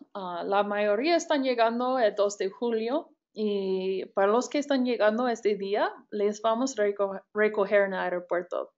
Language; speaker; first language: Spanish; non-native, fluent; English